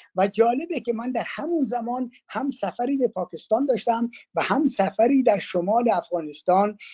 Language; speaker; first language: Persian; native; Persian